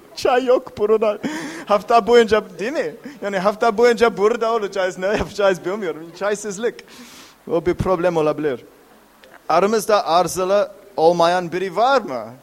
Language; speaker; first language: Turkish; non-native, fluent; English